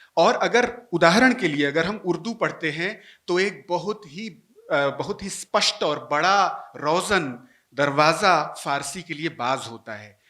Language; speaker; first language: Hindi; native; Hindi